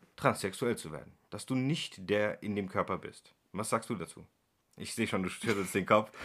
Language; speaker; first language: German; early bilingual, other home language; Turkish